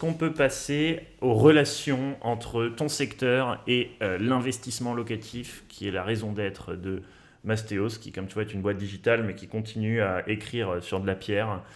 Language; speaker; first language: French; native; French